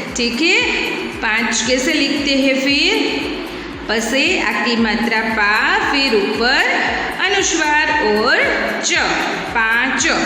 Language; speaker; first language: Hindi; non-native, local second language; Gujarati